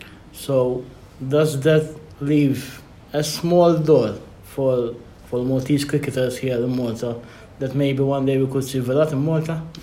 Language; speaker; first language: English; non-native, local second language; Maltese